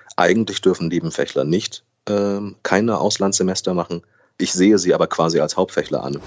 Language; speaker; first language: German; early bilingual, other home language; Portuguese